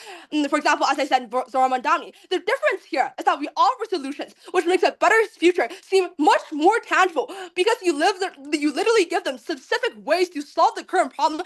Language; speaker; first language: English; non-native, fluent; Chinese